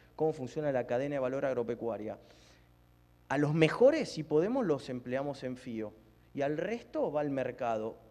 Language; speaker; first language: Spanish; native; Spanish